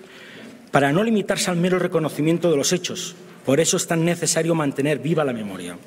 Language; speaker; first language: Spanish; native; Spanish